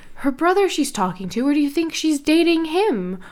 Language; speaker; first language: English; native; English